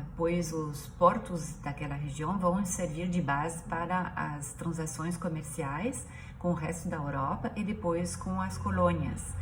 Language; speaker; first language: Portuguese; non-native, fluent; French